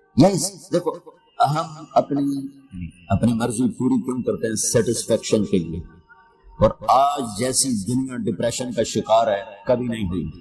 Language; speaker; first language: Urdu; non-native, local second language; Punjabi